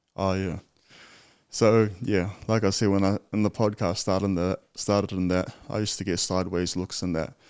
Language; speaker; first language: English; native; English